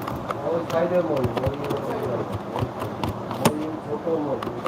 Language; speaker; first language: Hindi; non-native, local second language; Santali